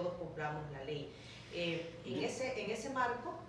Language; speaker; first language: Spanish; native; Spanish